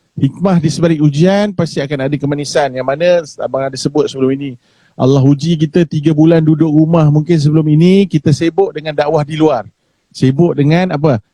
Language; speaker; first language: Malay; native; Malay